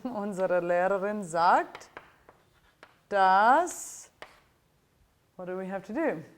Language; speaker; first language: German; non-native, fluent; English